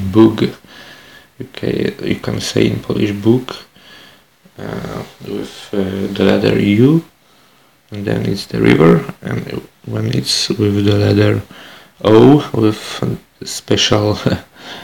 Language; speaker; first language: English; non-native, fluent; Polish